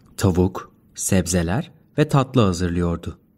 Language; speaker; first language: Turkish; native; Turkish